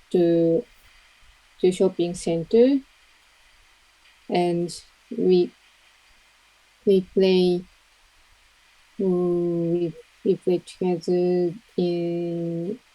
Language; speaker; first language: English; non-native, learner; Japanese